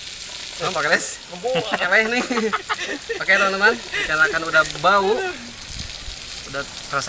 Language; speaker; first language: Indonesian; non-native, local second language; Sundanese